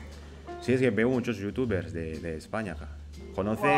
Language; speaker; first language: Spanish; non-native, fluent; Indonesian